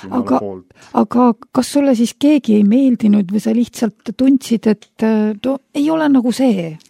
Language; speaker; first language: Estonian; native; Estonian